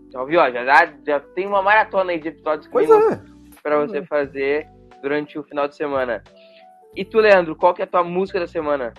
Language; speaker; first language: Portuguese; native; Portuguese